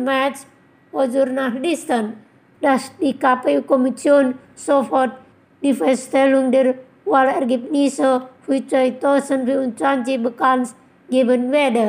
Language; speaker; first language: German; non-native, fluent; Indonesian